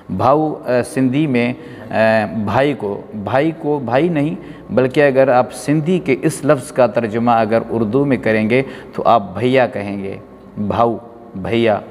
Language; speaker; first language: Urdu; non-native, local second language; Pashto